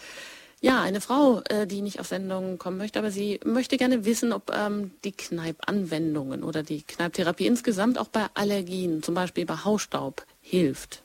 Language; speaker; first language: German; native; German